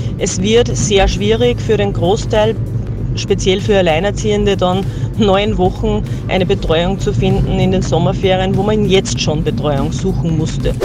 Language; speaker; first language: German; native; German